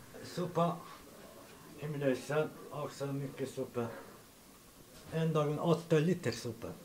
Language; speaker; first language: Swedish; non-native, learner; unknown